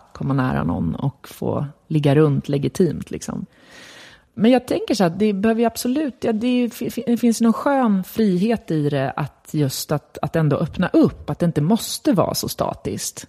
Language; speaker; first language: Swedish; native; Swedish